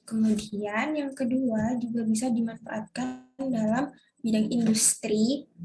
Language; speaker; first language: Indonesian; native; Indonesian